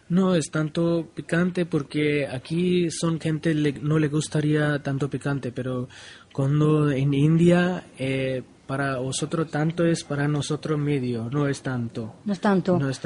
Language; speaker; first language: Spanish; non-native, learner; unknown